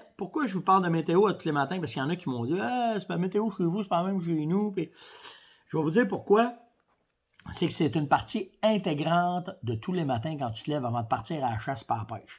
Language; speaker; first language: French; native; French